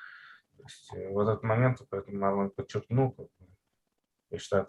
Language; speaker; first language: Russian; native; Russian